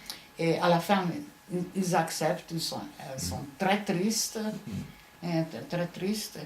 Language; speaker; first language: French; non-native, fluent; Hungarian